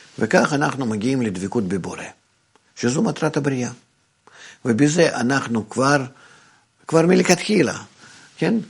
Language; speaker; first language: Hebrew; non-native, fluent; Russian